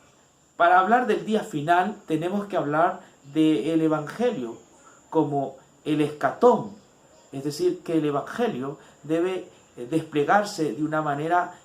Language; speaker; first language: Spanish; native; Spanish